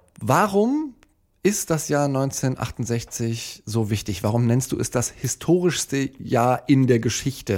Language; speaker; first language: German; native; German